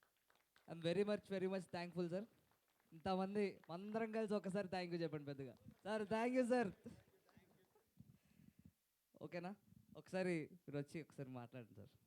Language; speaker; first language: Telugu; native; Telugu